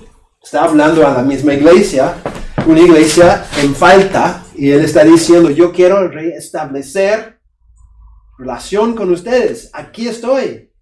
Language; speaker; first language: Spanish; non-native, fluent; English